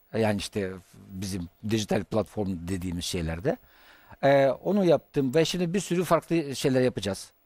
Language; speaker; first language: Turkish; non-native, fluent; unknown